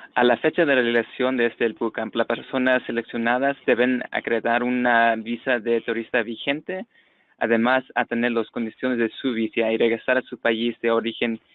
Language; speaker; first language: Spanish; non-native, fluent; English